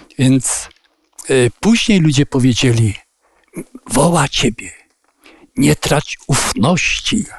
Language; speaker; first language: Polish; native; Polish